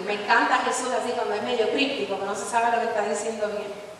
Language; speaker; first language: Spanish; early bilingual, heritage; Spanish